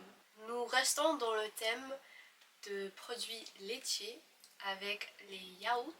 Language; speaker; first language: French; non-native, fluent; English